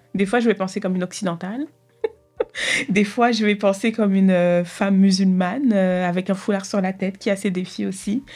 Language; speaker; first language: French; native; French